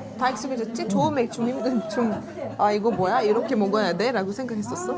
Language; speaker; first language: Korean; non-native, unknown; Turkish